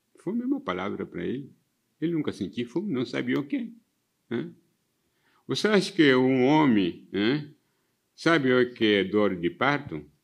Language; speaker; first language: Portuguese; non-native, fluent; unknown